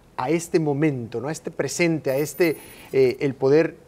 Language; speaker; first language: Spanish; native; Spanish